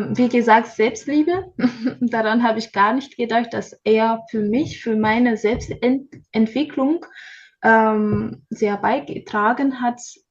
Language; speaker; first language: German; non-native, learner; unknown